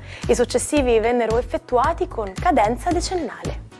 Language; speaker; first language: Italian; native; Italian